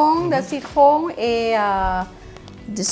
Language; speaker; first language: French; non-native, learner; Thai